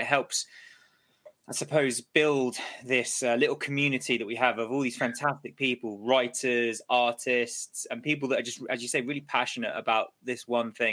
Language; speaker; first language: English; native; English